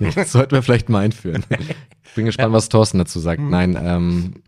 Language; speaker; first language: German; native; German